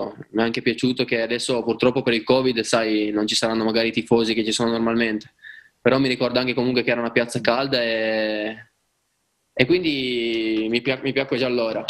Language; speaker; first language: Italian; native; Italian